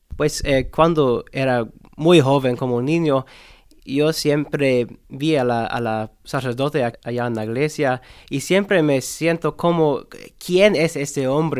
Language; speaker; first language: Spanish; non-native, learner; English